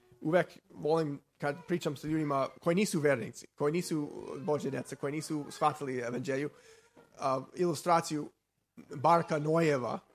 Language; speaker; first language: Serbian; non-native, fluent; Slovak